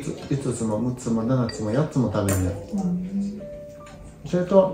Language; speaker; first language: Japanese; native; Japanese